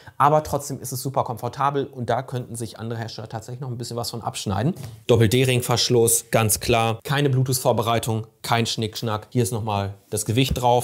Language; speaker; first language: German; native; German